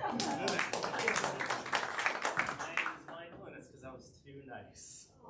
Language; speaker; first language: English; native; English